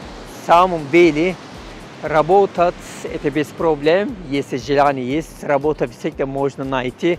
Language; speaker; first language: Russian; non-native, learner; Turkish